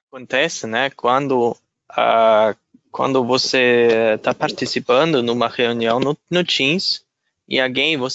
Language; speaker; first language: Portuguese; non-native, fluent; German